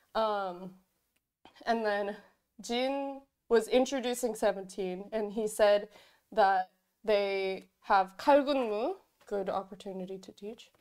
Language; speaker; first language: English; native; English